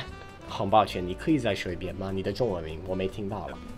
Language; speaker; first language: Chinese; non-native, fluent; English